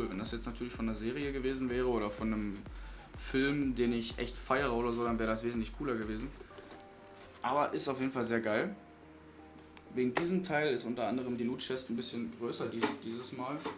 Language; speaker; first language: German; native; German